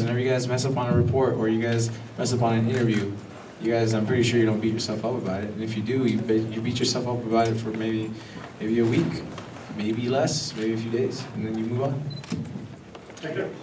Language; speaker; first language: English; early bilingual, other home language; Spanish